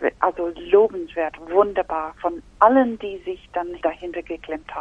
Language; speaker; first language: German; non-native, fluent; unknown